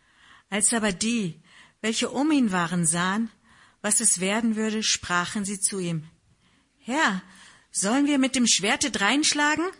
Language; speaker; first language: German; native; German